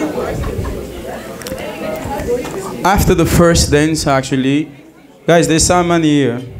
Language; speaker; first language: English; non-native, fluent; French